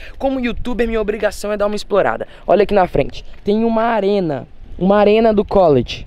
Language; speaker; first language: Portuguese; early bilingual, heritage; Portuguese